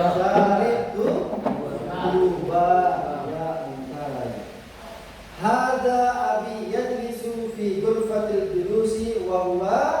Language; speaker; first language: Arabic; non-native, fluent; Indonesian